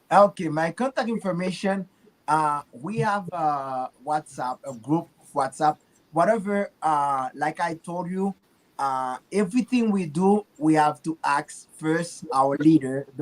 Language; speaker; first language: English; non-native, learner; Haitian Creole